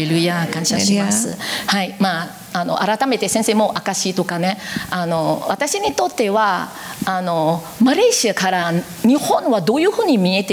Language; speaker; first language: Japanese; non-native, learner; Korean